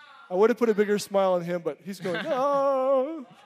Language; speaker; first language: English; native; English